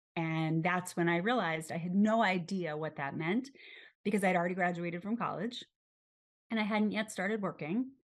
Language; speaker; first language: English; native; English